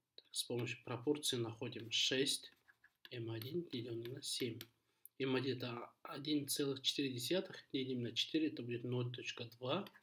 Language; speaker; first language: Russian; non-native, local second language; Kazakh